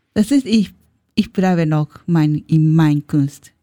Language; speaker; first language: German; non-native, learner; Japanese